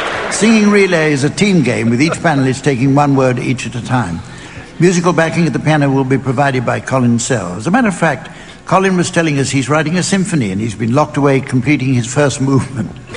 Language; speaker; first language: English; native; English